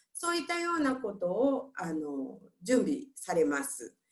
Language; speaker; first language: Japanese; non-native, fluent; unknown